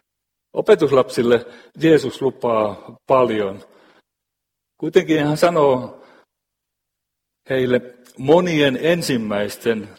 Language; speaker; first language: Finnish; native; Finnish